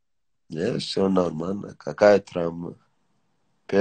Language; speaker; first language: Russian; non-native, learner; Tajik